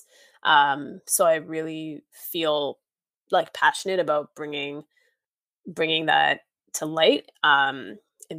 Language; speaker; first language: English; native; English